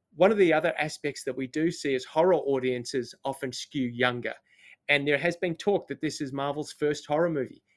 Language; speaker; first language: English; native; English